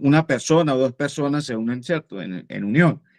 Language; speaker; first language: Spanish; native; Spanish